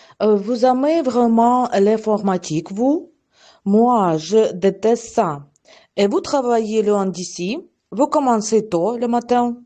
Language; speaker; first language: French; non-native, learner; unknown